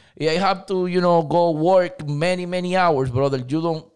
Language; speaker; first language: English; non-native, learner; Spanish